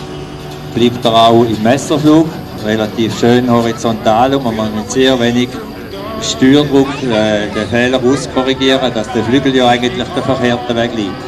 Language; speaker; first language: German; native; German